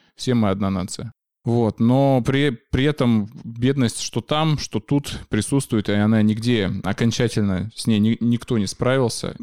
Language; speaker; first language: Russian; native; Russian